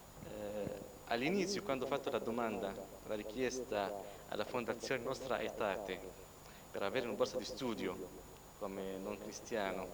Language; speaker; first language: Italian; non-native, fluent; Arabic